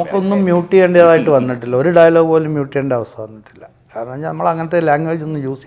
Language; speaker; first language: Malayalam; native; Malayalam